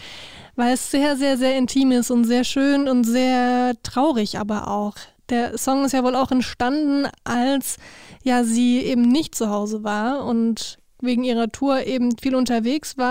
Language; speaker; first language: German; native; German